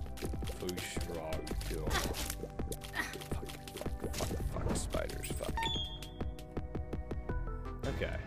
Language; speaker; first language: English; native; English